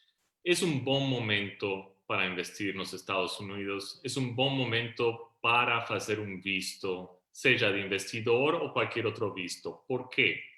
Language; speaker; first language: Portuguese; non-native, fluent; Spanish